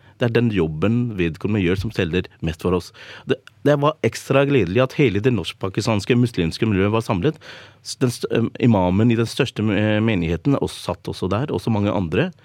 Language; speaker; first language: Norwegian; early bilingual, other home language; Urdu